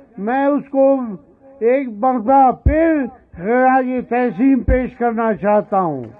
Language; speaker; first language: Urdu; non-native, local second language; Pashto